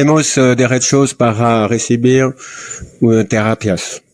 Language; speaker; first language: Spanish; non-native, learner; French